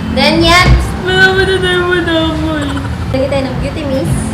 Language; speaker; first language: Filipino; native; Filipino